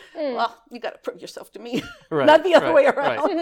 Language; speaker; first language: English; early bilingual, other home language; Greek